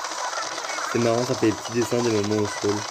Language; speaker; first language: French; native; French